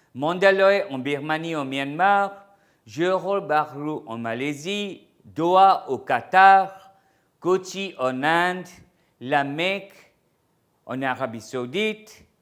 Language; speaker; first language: French; non-native, fluent; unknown